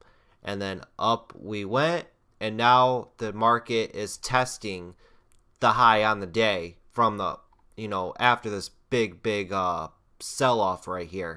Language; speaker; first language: English; native; English